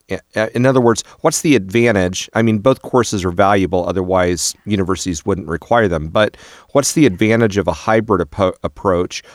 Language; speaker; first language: English; native; English